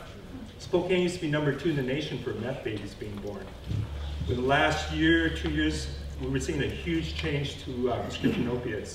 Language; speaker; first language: English; native; English